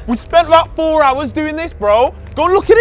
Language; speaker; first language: English; native; English